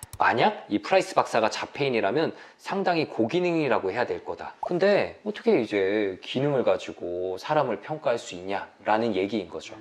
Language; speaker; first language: Korean; native; Korean